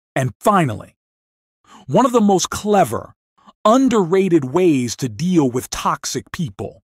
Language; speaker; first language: English; non-native, local second language; Filipino